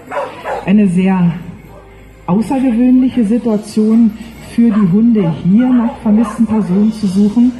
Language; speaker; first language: German; native; German